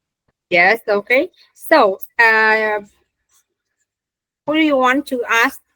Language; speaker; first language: English; non-native, fluent; Vietnamese